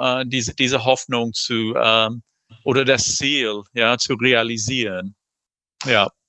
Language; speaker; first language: German; non-native, fluent; English